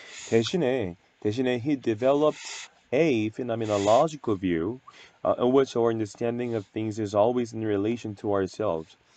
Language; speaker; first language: English; non-native, fluent; Korean